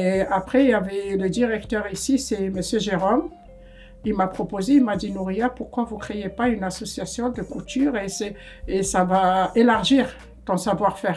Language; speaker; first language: French; non-native, fluent; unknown